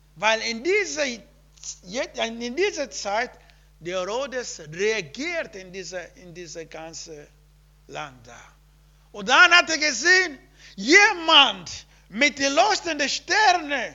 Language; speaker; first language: German; non-native, learner; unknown